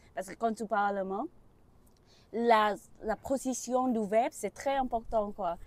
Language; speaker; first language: French; non-native, learner; Vietnamese